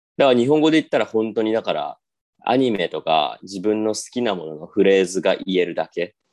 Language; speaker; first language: Japanese; native; Japanese